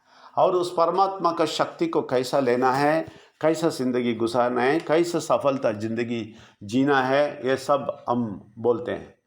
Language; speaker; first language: Hindi; non-native, local second language; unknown